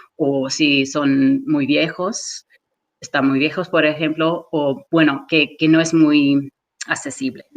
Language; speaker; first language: Spanish; non-native, fluent; English